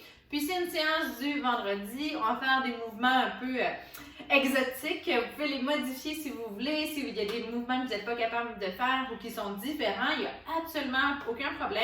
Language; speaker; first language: French; native; French